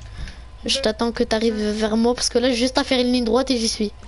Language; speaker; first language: French; native; French